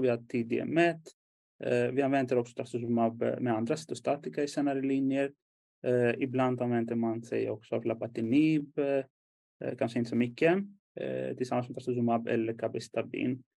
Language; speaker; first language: Swedish; non-native, fluent; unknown